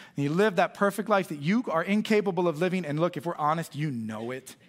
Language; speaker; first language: English; native; English